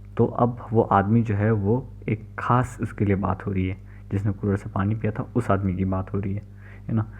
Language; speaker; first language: Urdu; native; Urdu